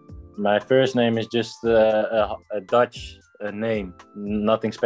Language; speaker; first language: English; non-native, fluent; Dutch